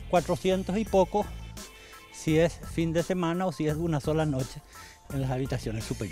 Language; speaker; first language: Spanish; native; Spanish